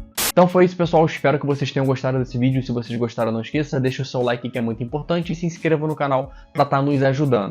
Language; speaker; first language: Portuguese; native; Portuguese